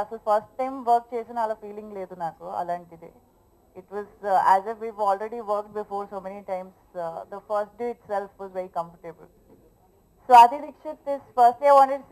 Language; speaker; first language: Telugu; non-native, local second language; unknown